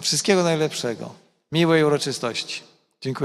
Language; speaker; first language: Polish; native; Polish